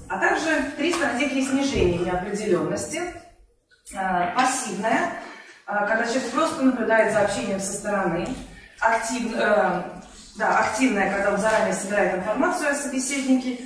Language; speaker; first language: Russian; native; Russian